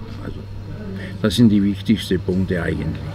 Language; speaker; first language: German; non-native, fluent; Italian